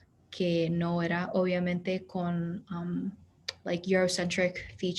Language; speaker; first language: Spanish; non-native, fluent; English